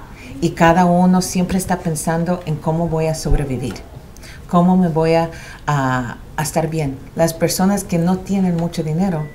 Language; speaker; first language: Spanish; early bilingual, heritage; Spanish